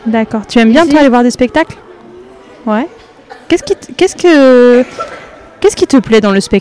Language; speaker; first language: French; native; French